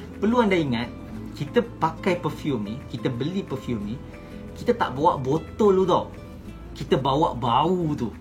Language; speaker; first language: Malay; native; Malay